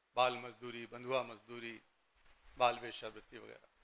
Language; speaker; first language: Hindi; native; Hindi